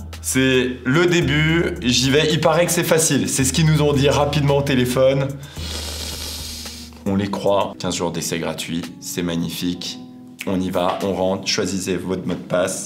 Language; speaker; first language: French; native; French